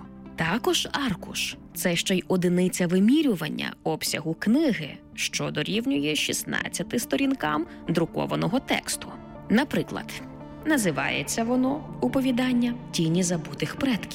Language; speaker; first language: Ukrainian; native; Ukrainian